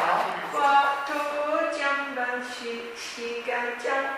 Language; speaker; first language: Italian; native; Italian